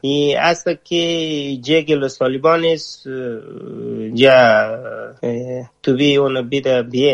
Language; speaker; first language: Spanish; non-native, learner; Persian